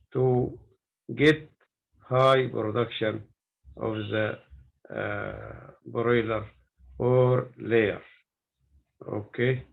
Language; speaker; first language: English; non-native, learner; Arabic